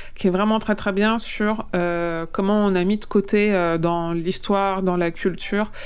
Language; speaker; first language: French; native; French